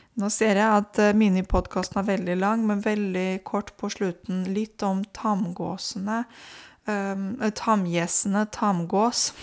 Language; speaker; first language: Norwegian; non-native, fluent; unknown